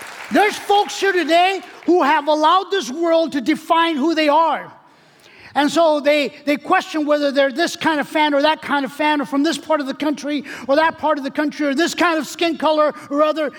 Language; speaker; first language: English; early bilingual, other home language; Spanish